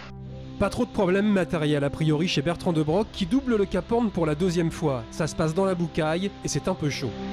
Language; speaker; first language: French; native; French